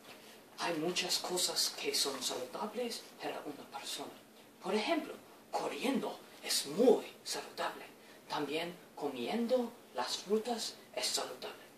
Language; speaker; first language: Spanish; non-native, learner; English